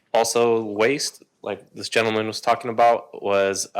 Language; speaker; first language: English; native; English